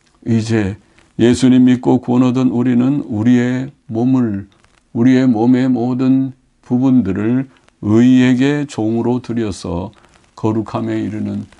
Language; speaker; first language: Korean; native; Korean